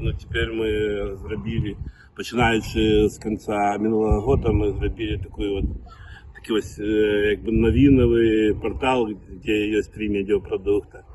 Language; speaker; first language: Belarusian; native; Belarusian